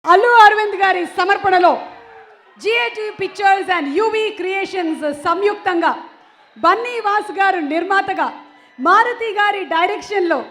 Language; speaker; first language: Telugu; native; Telugu